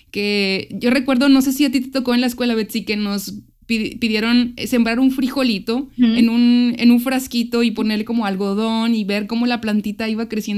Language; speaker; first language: Spanish; native; Spanish